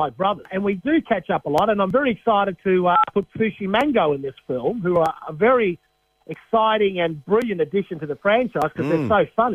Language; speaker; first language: English; native; English